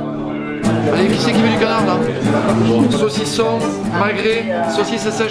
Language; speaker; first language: French; native; French